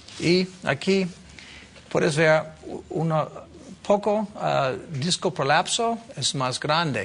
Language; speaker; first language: Spanish; non-native, learner; English